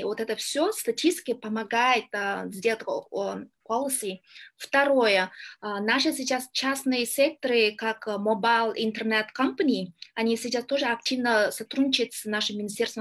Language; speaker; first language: Russian; non-native, learner; Kyrgyz